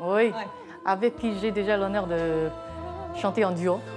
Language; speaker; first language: French; non-native, fluent; Chinese